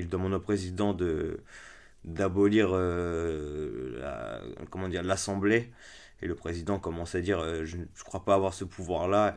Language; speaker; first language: French; native; French